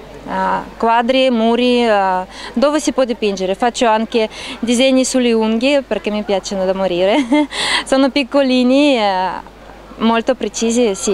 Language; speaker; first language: Italian; non-native, learner; Russian